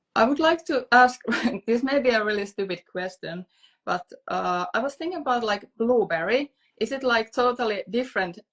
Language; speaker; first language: English; non-native, fluent; Finnish